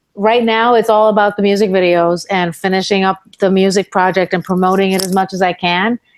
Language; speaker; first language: English; early bilingual, other home language; Spanish